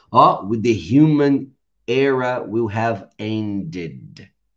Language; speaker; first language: English; non-native, fluent; Portuguese